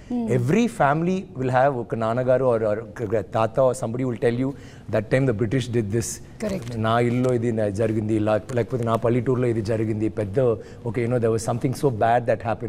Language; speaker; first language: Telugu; non-native, learner; Tamil